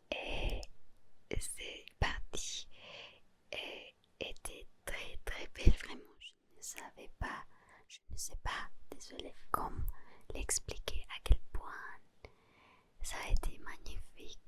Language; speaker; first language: French; non-native, learner; Spanish